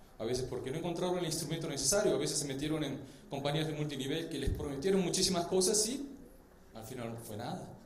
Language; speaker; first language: Spanish; early bilingual, other home language; Korean